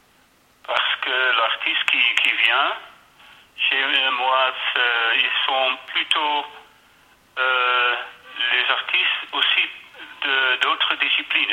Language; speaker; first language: French; non-native, learner; Dutch